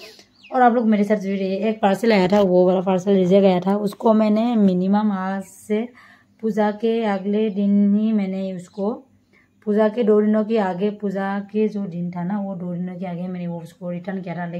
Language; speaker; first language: Hindi; non-native, local second language; Assamese